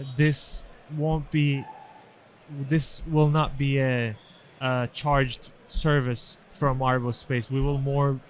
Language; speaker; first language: English; non-native, fluent; Turkish